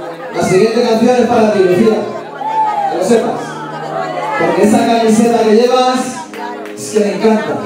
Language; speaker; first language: Spanish; native; Spanish